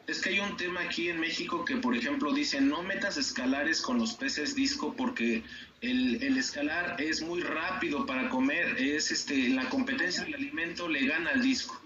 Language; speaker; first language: Spanish; native; Spanish